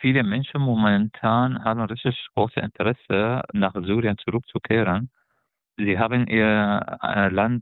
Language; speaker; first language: German; non-native, fluent; Arabic